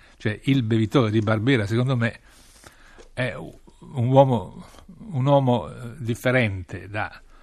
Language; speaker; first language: Italian; native; Italian